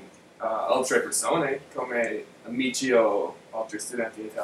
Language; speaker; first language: Italian; non-native, learner; English